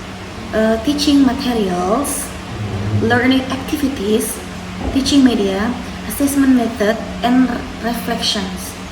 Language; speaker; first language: English; non-native, fluent; Indonesian